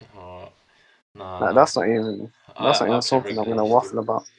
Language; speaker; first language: English; native; English